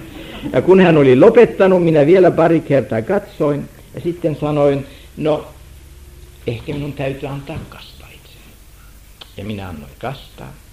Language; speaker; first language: Finnish; non-native, fluent; German